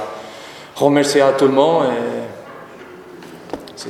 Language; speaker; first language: French; non-native, fluent; Portuguese